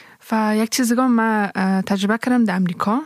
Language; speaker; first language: German; non-native, fluent; Persian